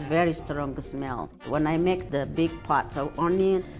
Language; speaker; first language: English; non-native, fluent; Amharic